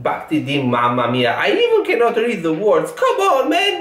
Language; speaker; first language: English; non-native, fluent; Italian